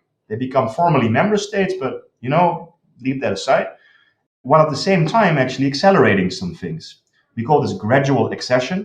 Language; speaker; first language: English; non-native, fluent; Dutch